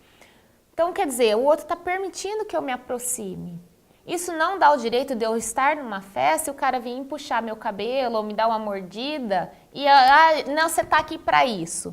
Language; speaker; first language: Portuguese; native; Portuguese